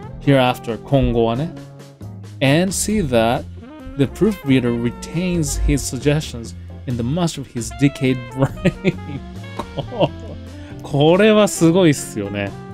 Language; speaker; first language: English; non-native, fluent; Japanese